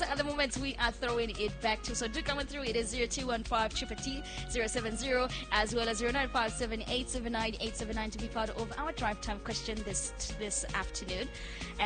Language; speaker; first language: English; non-native, local second language; Bemba